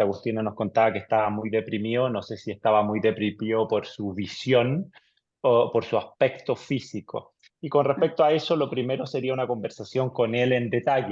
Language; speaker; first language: Spanish; native; Spanish